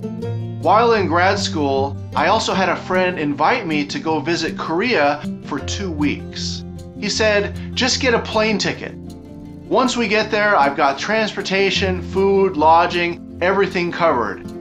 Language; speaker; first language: English; native; English